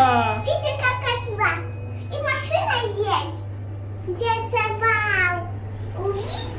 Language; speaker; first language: Russian; early bilingual, other home language; Tajik